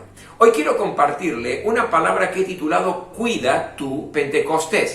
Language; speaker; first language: Spanish; native; Spanish